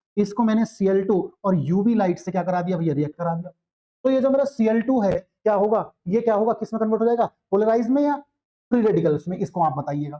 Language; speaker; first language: Hindi; native; Hindi